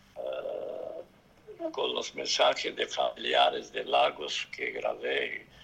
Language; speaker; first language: Spanish; non-native, fluent; Serbian